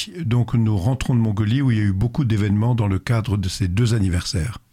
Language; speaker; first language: French; native; French